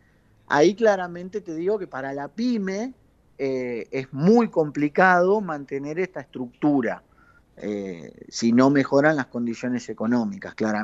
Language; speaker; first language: Spanish; native; Spanish